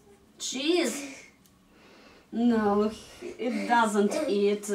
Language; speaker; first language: English; non-native, fluent; Russian